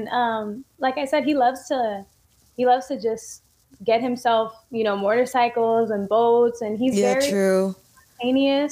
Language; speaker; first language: English; native; English